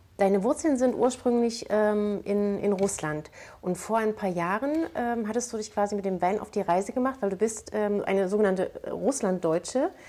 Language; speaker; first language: German; native; German